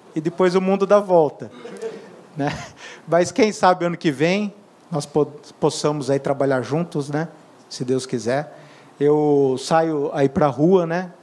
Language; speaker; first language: Portuguese; native; Portuguese